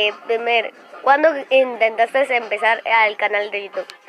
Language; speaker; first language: Spanish; native; Spanish